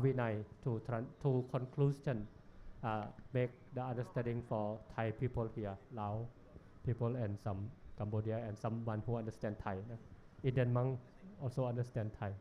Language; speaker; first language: English; non-native, learner; Thai